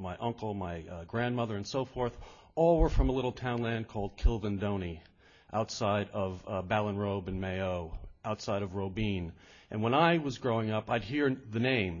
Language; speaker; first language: English; native; English